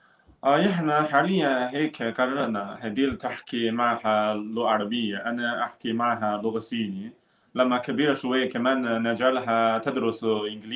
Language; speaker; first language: Arabic; non-native, learner; Chinese